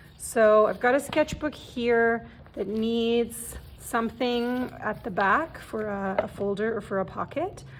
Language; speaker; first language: English; native; English